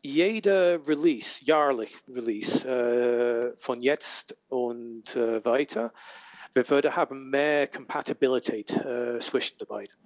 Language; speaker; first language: German; non-native, learner; English